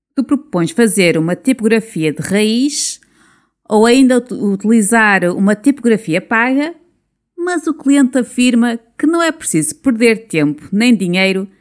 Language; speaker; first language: Portuguese; native; Portuguese